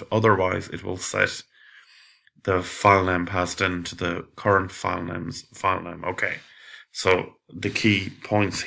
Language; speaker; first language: English; native; English